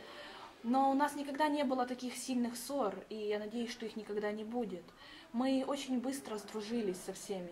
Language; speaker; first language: Russian; early bilingual, heritage; Russian